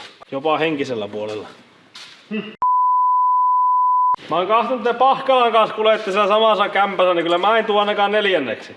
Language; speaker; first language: Finnish; native; Finnish